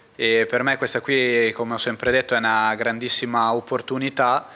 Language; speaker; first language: Italian; native; Italian